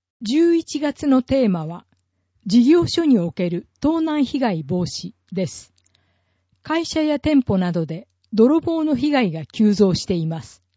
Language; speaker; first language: Japanese; native; Japanese